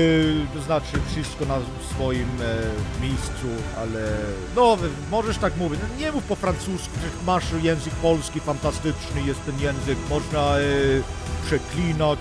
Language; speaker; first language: Polish; non-native, learner; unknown